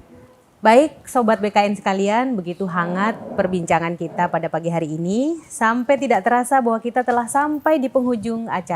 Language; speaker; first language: Indonesian; native; Indonesian